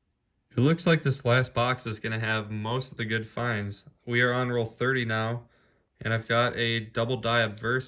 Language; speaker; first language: English; native; English